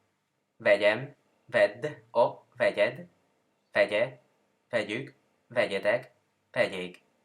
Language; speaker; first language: Hungarian; non-native, learner; Spanish